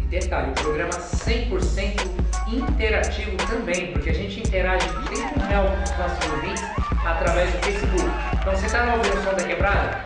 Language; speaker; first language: Portuguese; native; Portuguese